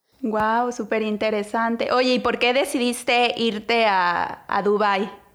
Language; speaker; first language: Spanish; native; Spanish